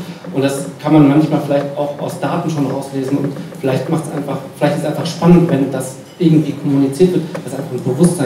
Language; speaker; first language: German; native; German